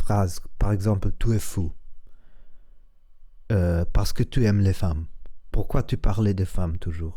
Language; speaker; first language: French; non-native, learner; Spanish